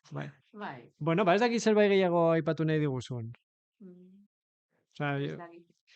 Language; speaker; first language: Basque; native; Basque